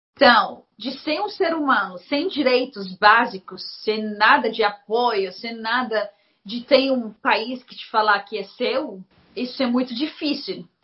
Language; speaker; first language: Portuguese; non-native, fluent; Arabic